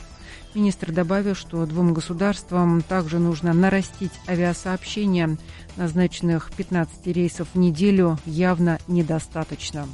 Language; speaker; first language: Russian; native; Russian